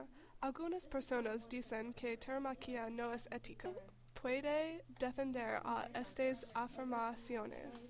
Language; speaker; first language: Spanish; non-native, learner; English